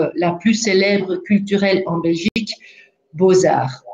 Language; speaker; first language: French; non-native, local second language; Dutch